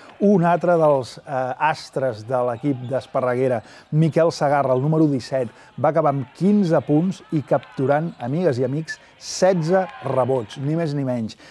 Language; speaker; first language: Catalan; native; Catalan